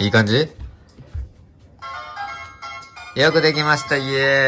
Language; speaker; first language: Japanese; native; Japanese